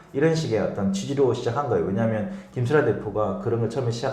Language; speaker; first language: Korean; native; Korean